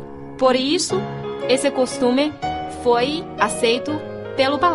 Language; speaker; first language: Portuguese; non-native, fluent; Chinese